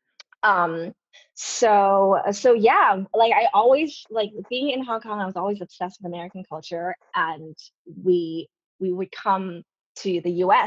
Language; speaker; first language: English; non-native, local second language; Cantonese